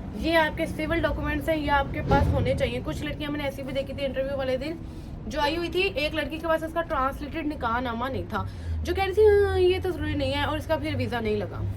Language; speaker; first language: Urdu; native; Urdu